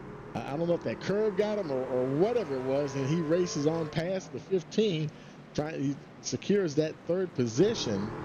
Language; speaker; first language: English; native; English